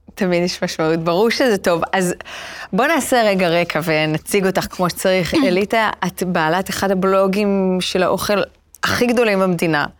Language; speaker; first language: Hebrew; native; Hebrew